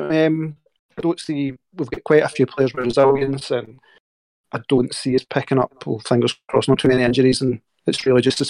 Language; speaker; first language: English; native; English